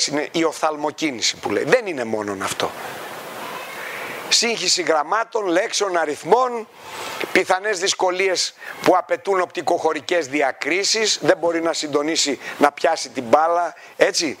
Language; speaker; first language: Greek; native; Greek